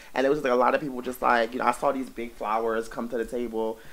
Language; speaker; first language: English; native; English